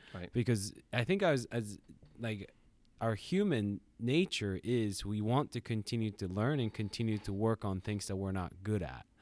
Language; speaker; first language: English; non-native, fluent; Japanese